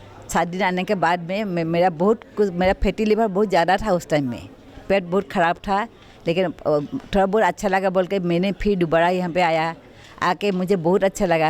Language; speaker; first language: Hindi; non-native, local second language; Assamese